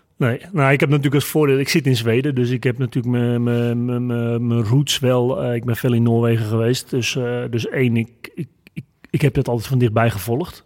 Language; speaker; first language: Dutch; native; Dutch